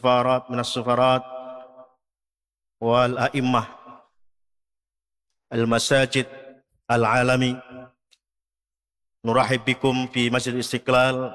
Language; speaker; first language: Arabic; non-native, fluent; Indonesian